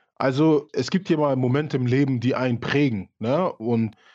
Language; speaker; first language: German; early bilingual, other home language; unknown